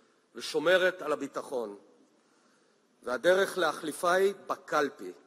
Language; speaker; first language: Hebrew; native; Hebrew